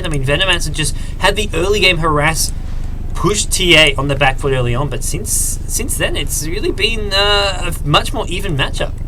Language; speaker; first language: English; native; English